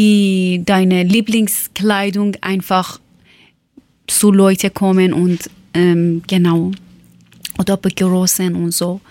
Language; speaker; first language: German; non-native, learner; Persian